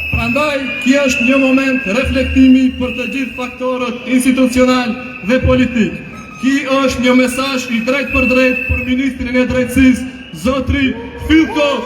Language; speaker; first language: Albanian; native; Albanian